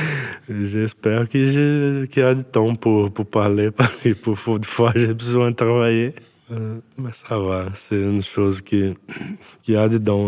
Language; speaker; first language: French; non-native, learner; Portuguese